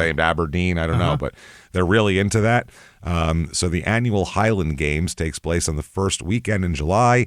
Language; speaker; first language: English; native; English